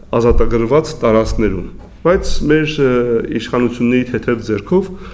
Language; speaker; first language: Armenian; native; Armenian